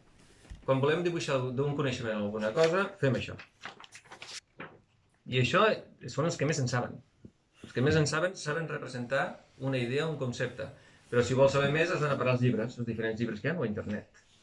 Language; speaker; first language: Catalan; native; Catalan